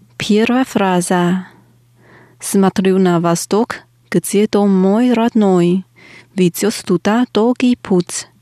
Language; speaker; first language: Russian; non-native, fluent; Chinese